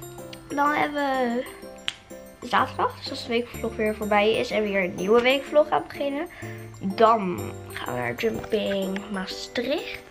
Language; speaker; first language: Dutch; native; Dutch